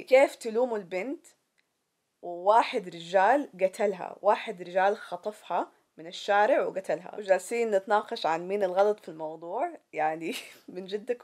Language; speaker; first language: Arabic; native; Arabic